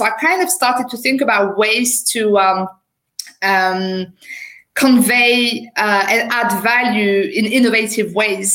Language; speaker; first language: English; non-native, fluent; French